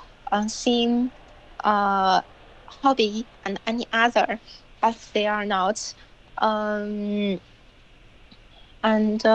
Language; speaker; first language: English; non-native, learner; Chinese